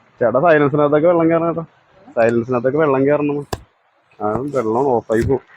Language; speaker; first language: Malayalam; native; Malayalam